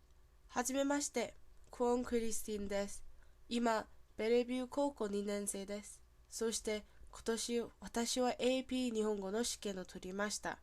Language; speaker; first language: Japanese; non-native, learner; English